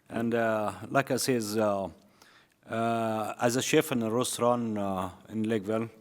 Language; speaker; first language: English; non-native, learner; Arabic